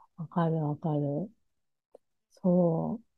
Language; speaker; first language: Japanese; native; Japanese